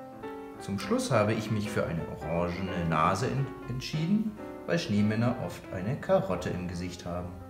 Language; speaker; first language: German; native; German